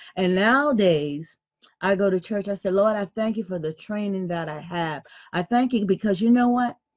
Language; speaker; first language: English; native; English